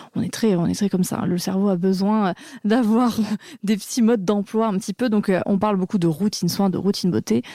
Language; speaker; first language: French; native; French